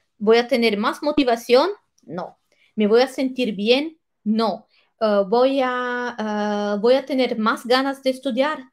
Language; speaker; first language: Spanish; non-native, fluent; Italian